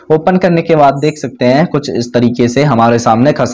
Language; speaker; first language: Hindi; native; Hindi